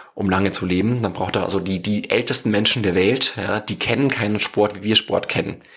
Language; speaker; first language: German; native; German